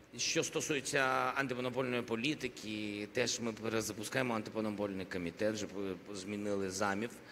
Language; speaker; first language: Ukrainian; non-native, local second language; Russian